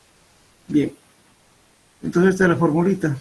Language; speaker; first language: Spanish; native; Spanish